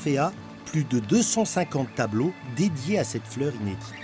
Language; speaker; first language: French; native; French